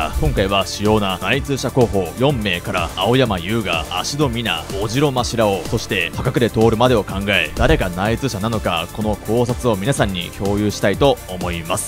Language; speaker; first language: Japanese; native; Japanese